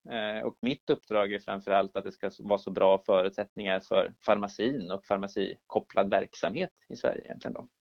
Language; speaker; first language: Swedish; native; Swedish